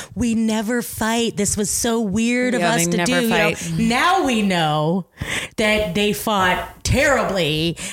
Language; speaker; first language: English; native; English